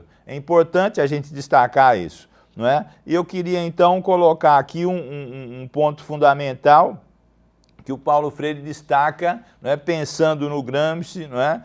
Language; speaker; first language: Portuguese; native; Portuguese